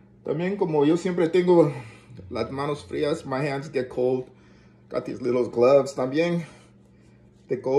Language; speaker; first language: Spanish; early bilingual, heritage; Spanish